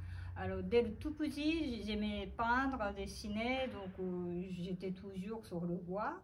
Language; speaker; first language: French; non-native, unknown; Japanese